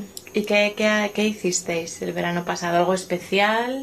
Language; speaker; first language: Spanish; non-native, fluent; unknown